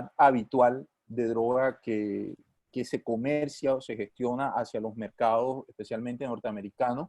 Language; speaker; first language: Spanish; native; Spanish